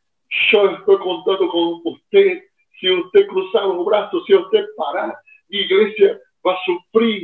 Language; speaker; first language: Spanish; non-native, fluent; Portuguese